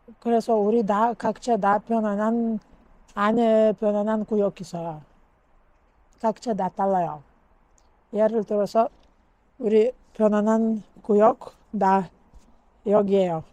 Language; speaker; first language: Korean; non-native, learner; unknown